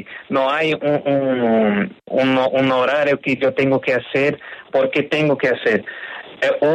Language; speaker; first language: Spanish; non-native, learner; Portuguese